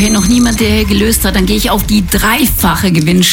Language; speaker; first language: German; native; German